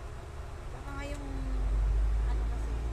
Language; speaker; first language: Filipino; native; Filipino